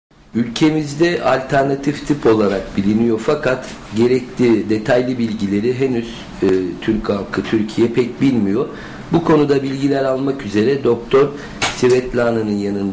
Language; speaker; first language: Turkish; native; Turkish